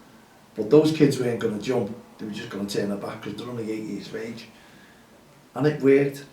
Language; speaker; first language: English; native; English